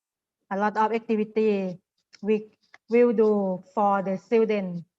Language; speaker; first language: English; non-native, learner; Thai